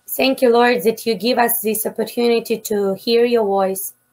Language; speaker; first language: English; non-native, fluent; Ukrainian